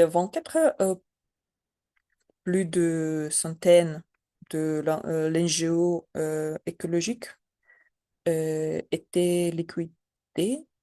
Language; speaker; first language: French; non-native, learner; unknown